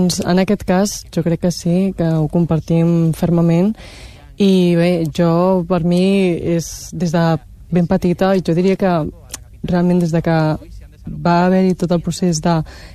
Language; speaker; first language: Catalan; native; Catalan